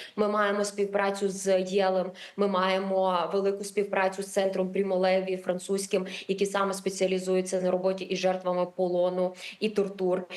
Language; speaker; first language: Ukrainian; native; Ukrainian